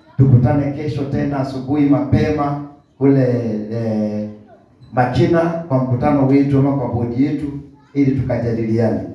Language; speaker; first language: Swahili; native; Swahili